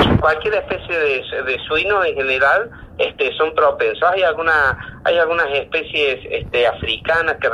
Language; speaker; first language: Spanish; native; Spanish